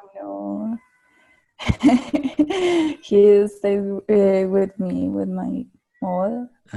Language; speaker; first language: English; non-native, learner; Spanish